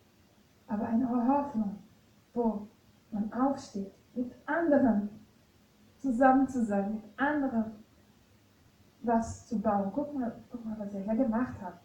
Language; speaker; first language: German; non-native, fluent; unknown